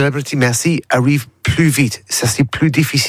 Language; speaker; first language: French; non-native, learner; English